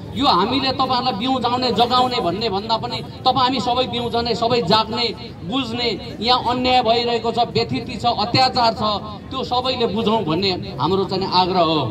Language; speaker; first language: Nepali; non-native, local second language; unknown